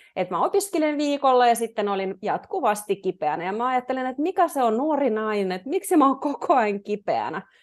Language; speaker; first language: Finnish; non-native, fluent; Russian